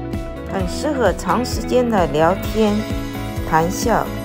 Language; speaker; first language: Chinese; native; Chinese